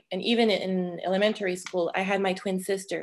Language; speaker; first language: English; non-native, fluent; French